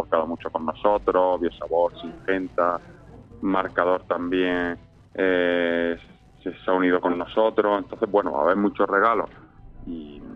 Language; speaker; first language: Spanish; native; Spanish